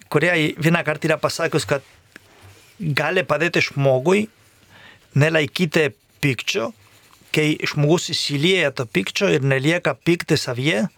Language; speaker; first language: Lithuanian; non-native, fluent; Spanish